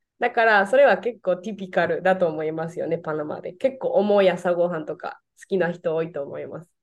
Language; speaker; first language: Japanese; non-native, fluent; Spanish